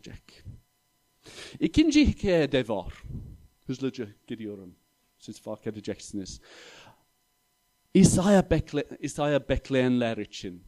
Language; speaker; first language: Turkish; non-native, fluent; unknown